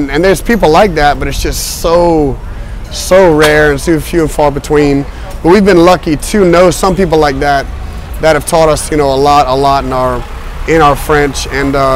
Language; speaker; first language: English; native; English